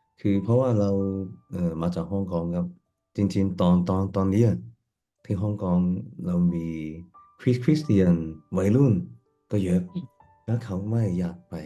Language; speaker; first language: Thai; non-native, fluent; Cantonese